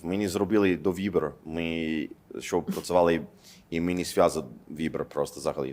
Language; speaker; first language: Ukrainian; non-native, learner; English